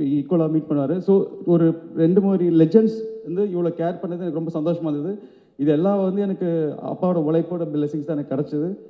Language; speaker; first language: Tamil; native; Tamil